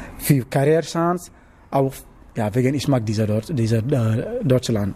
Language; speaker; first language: German; non-native, learner; Wolof